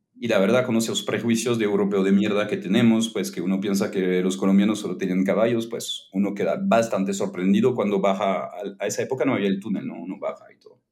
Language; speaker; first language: Spanish; non-native, fluent; French